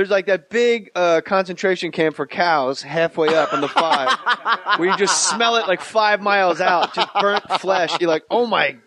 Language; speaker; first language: English; native; English